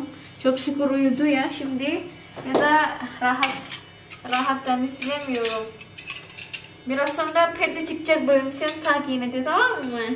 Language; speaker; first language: Turkish; non-native, learner; Indonesian